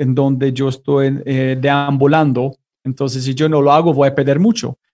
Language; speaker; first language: Spanish; non-native, fluent; English